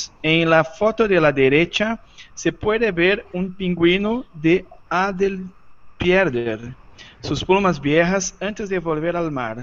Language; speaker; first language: Spanish; non-native, learner; Portuguese